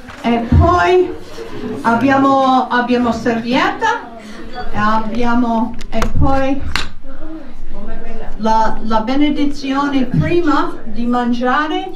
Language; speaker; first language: Italian; non-native, fluent; English